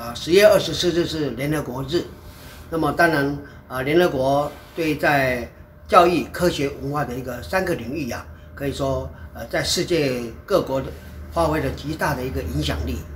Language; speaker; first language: Chinese; native; Chinese